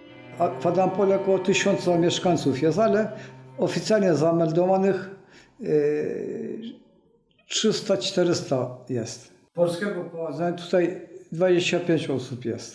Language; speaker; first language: Polish; early bilingual, heritage; Polish